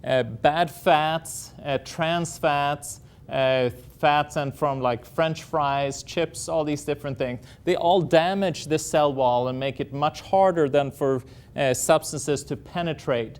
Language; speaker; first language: English; non-native, fluent; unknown